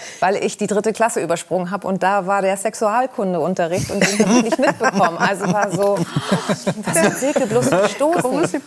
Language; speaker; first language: German; early bilingual, other home language; Greek